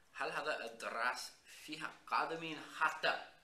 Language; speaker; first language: Arabic; non-native, learner; English